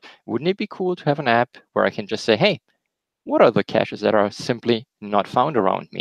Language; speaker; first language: English; non-native, fluent; German